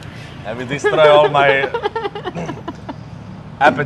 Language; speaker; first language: English; non-native, fluent; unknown